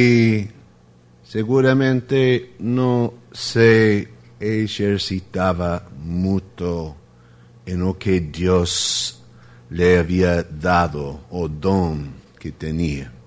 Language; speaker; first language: Spanish; non-native, fluent; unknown